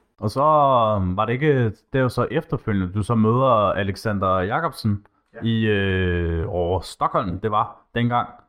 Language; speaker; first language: Danish; native; Danish